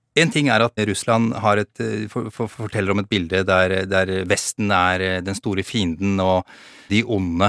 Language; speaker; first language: Norwegian; native; Norwegian